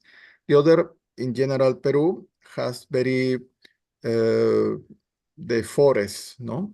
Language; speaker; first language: English; non-native, learner; Spanish